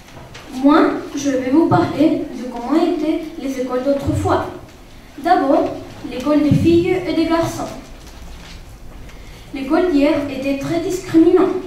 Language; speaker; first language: French; non-native, learner; Spanish